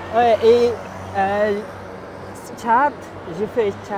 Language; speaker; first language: French; non-native, learner; Japanese